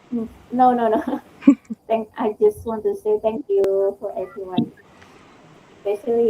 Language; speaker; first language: English; non-native, learner; Indonesian